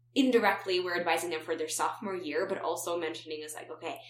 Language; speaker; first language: English; non-native, fluent; Romanian